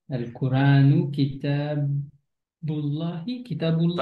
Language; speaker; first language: Arabic; non-native, learner; French